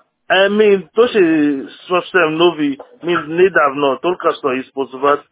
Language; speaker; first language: Russian; non-native, learner; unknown